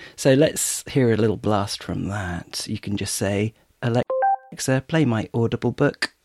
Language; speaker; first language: English; native; English